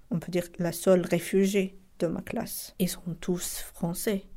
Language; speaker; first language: French; non-native, local second language; Arabic